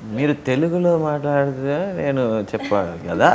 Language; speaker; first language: Telugu; non-native, learner; Tamil